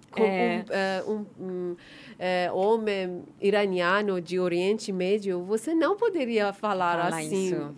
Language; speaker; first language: Portuguese; non-native, fluent; Persian